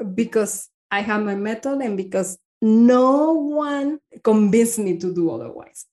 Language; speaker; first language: English; non-native, fluent; Spanish